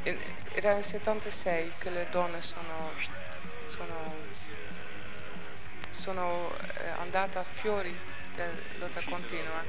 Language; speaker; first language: Italian; non-native, learner; Dutch